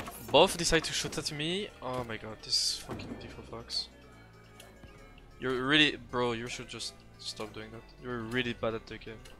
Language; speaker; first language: English; non-native, fluent; French